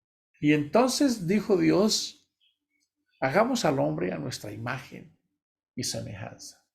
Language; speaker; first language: Spanish; native; Spanish